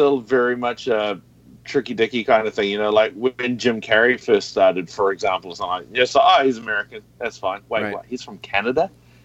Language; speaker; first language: English; native; English